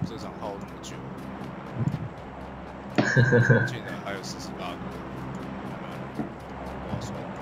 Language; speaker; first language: Chinese; native; Chinese